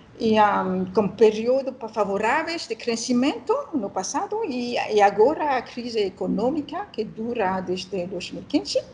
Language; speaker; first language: Portuguese; non-native, learner; French